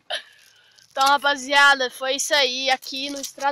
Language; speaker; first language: Portuguese; native; Portuguese